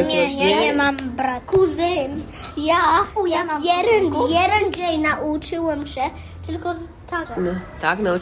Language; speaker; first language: Polish; early bilingual, heritage; Polish